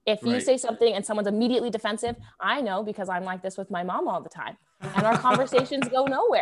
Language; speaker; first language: English; native; English